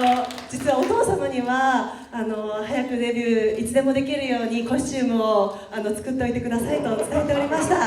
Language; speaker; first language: Japanese; native; Japanese